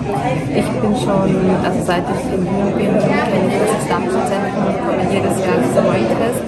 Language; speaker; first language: German; non-native, fluent; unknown